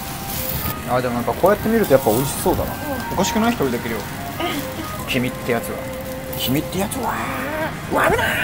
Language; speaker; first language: Japanese; native; Japanese